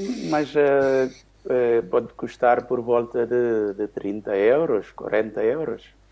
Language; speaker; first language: Portuguese; non-native, local second language; Upper Guinea Crioulo